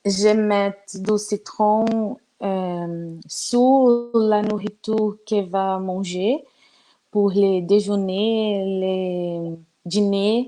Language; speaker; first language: French; non-native, learner; Portuguese